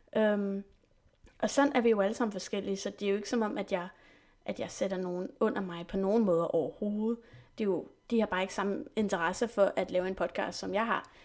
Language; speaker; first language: Danish; non-native, fluent; French